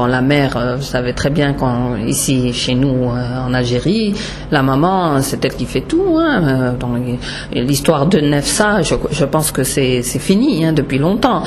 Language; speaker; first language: French; non-native, local second language; Arabic